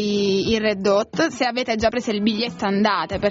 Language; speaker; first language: Italian; native; Italian